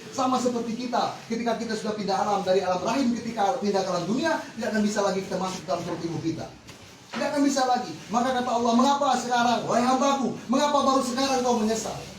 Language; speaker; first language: Indonesian; native; Indonesian